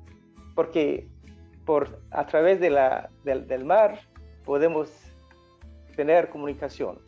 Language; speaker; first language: Spanish; non-native, fluent; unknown